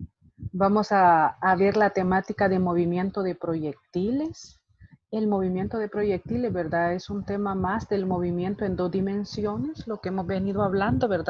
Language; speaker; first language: Spanish; native; Spanish